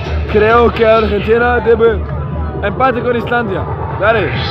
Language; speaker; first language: Spanish; non-native, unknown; Arabic